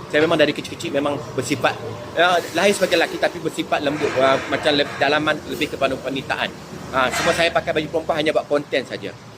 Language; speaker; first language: Malay; native; Malay